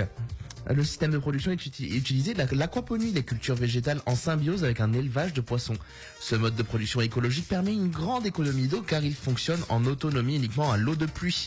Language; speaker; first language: French; native; French